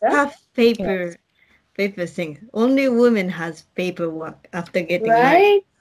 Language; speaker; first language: English; non-native, learner; Japanese